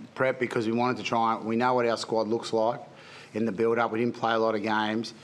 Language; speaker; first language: English; native; English